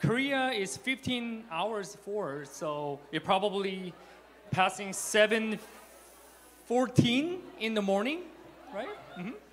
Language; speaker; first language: English; non-native, fluent; Korean